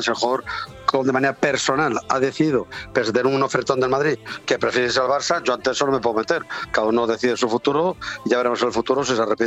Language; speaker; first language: Spanish; native; Spanish